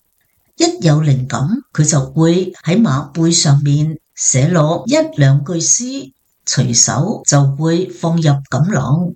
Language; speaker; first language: Chinese; native; Chinese